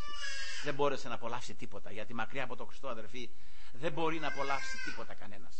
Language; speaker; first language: Greek; native; Greek